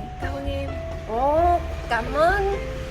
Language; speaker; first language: Korean; non-native, learner; Vietnamese